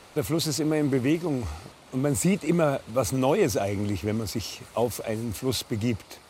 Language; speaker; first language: German; native; German